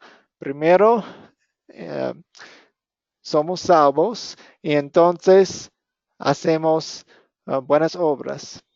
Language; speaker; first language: Spanish; non-native, fluent; English